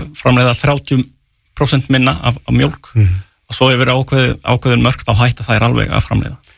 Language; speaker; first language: Icelandic; non-native, fluent; French